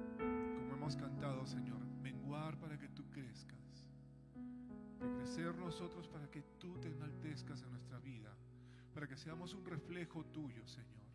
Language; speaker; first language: Spanish; native; Spanish